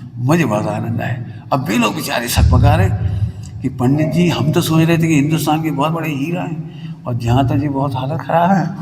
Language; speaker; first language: Hindi; native; Hindi